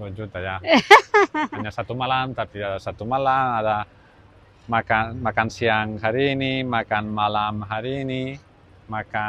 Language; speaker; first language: Indonesian; non-native, learner; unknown